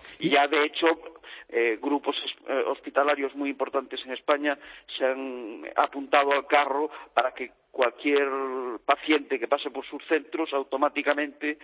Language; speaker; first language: Spanish; native; Spanish